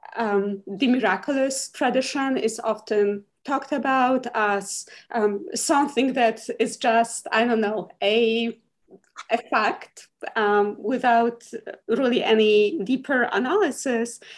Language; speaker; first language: English; non-native, fluent; Polish